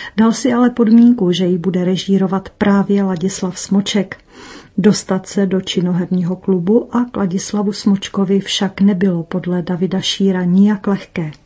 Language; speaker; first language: Czech; native; Czech